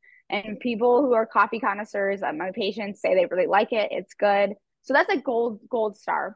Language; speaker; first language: English; native; English